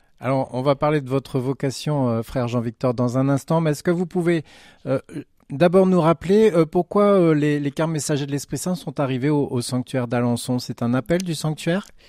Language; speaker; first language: French; native; French